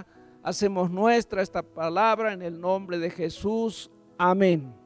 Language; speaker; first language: Spanish; native; Spanish